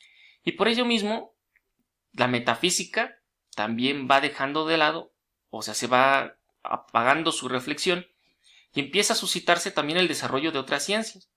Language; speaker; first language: Spanish; native; Spanish